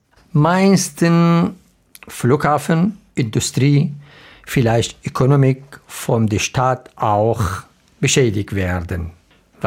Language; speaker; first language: German; non-native, learner; Arabic